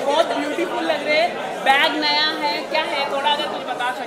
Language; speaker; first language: Hindi; native; Hindi